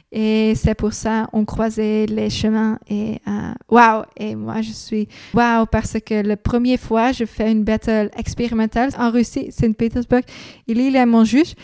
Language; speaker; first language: French; non-native, learner; Dutch